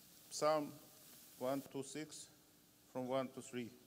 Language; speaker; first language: English; non-native, learner; Russian